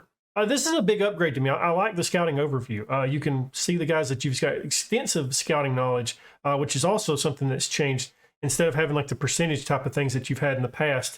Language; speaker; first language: English; native; English